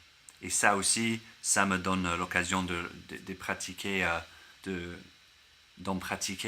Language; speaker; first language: French; non-native, learner; English